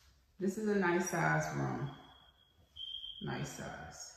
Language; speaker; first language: English; native; English